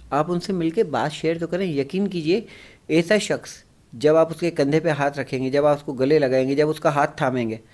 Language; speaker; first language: Urdu; native; Urdu